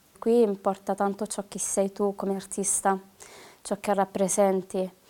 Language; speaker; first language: Italian; early bilingual, other home language; Arabic